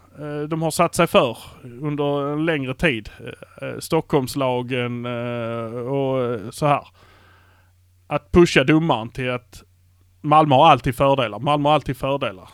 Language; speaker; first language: Swedish; native; Swedish